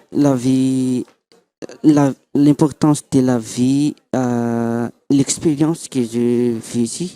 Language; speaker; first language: French; non-native, local second language; Malagasy